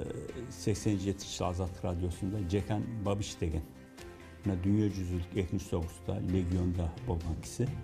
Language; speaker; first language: Kazakh; early bilingual, heritage; Kazakh